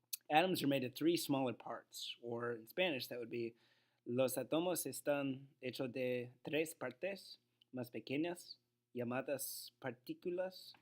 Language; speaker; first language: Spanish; non-native, learner; English